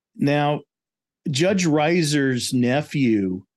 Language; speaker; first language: English; native; English